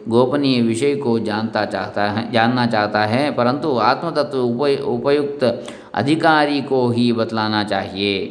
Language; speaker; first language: Hindi; non-native, local second language; Kannada